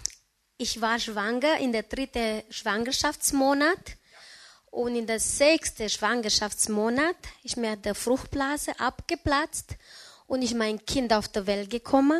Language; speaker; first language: German; non-native, learner; Romanian